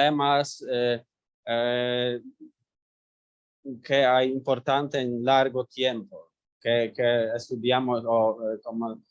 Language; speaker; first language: Spanish; non-native, learner; Polish